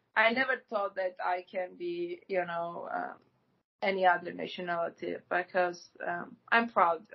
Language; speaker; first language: English; non-native, fluent; Armenian